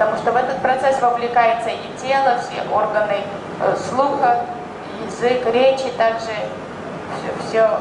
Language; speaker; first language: Russian; native; Russian